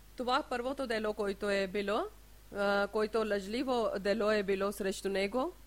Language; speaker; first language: Bulgarian; non-native, learner; Urdu